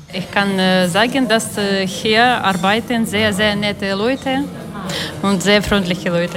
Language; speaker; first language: German; non-native, learner; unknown